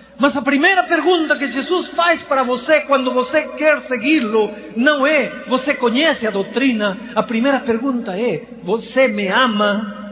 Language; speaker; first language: Portuguese; non-native, fluent; Spanish